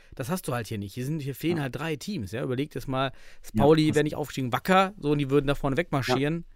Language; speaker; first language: German; native; German